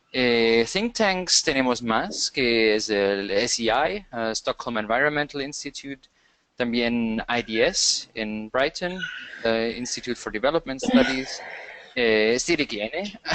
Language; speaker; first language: Spanish; non-native, fluent; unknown